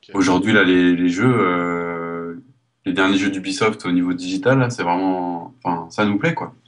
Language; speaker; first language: French; native; French